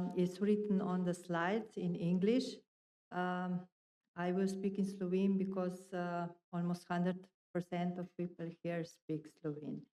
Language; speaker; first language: English; non-native, fluent; Slovenian